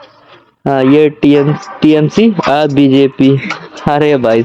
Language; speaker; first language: Hindi; native; Hindi